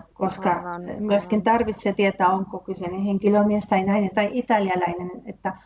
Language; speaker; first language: Finnish; non-native, fluent; Spanish